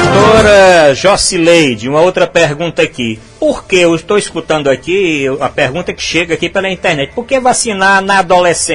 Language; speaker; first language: Portuguese; native; Portuguese